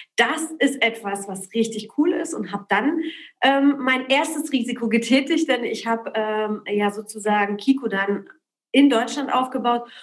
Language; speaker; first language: German; early bilingual, other home language; Polish